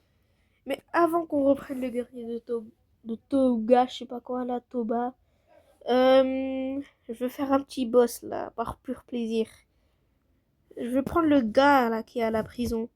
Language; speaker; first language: French; native; French